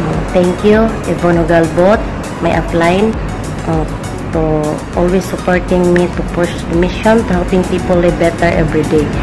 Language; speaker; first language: English; non-native, local second language; Filipino